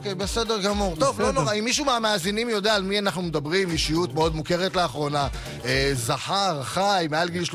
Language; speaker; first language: Hebrew; native; Hebrew